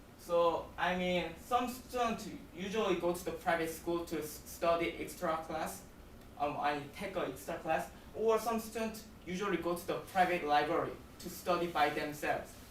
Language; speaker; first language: English; non-native, learner; Korean